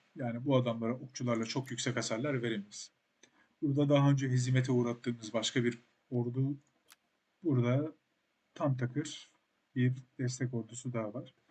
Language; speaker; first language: Turkish; native; Turkish